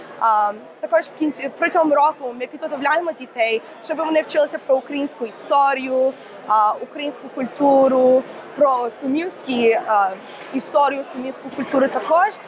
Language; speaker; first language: Ukrainian; early bilingual, heritage; Ukrainian